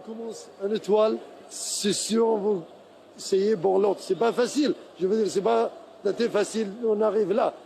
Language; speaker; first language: French; non-native, learner; Arabic